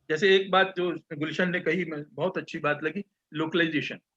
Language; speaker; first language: Hindi; native; Hindi